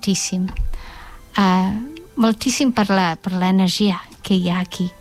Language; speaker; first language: Catalan; non-native, fluent; English